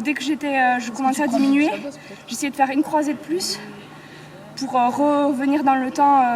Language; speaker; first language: French; native; French